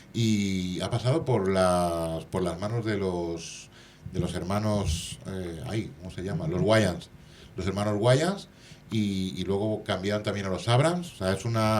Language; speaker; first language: Spanish; native; Spanish